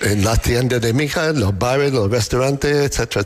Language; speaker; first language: Spanish; non-native, learner; English